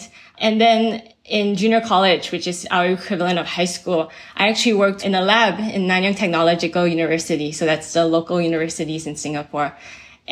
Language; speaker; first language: English; native; English